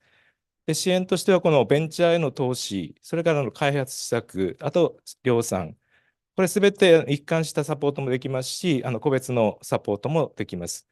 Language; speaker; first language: Japanese; native; Japanese